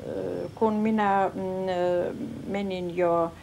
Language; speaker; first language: Finnish; early bilingual, heritage; Finnish